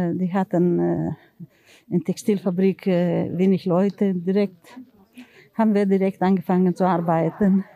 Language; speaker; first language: German; non-native, learner; Greek